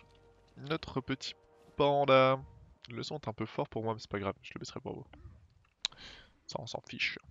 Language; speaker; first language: French; native; French